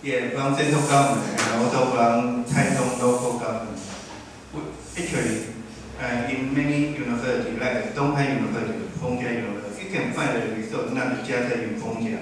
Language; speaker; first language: English; non-native, fluent; Chinese